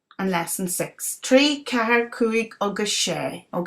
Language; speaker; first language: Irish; non-native, local second language; English